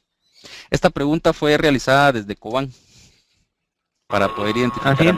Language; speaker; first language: Spanish; native; Spanish